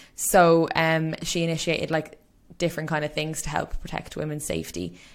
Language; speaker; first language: English; native; English